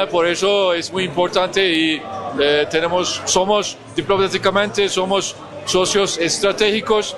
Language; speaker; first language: Spanish; non-native, learner; Turkish